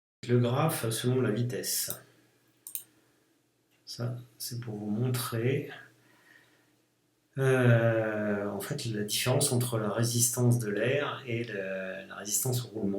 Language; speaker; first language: French; native; French